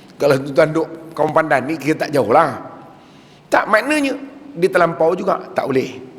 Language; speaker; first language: Malay; native; Malay